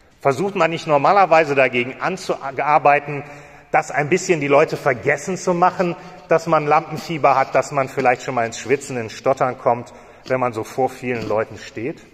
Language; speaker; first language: German; native; German